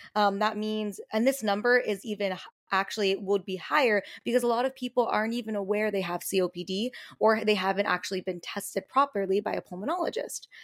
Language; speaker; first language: English; native; English